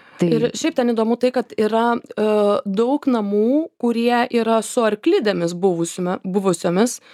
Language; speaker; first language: Lithuanian; native; Lithuanian